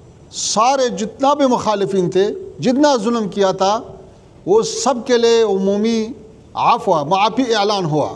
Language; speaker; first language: Hindi; non-native, fluent; Pashto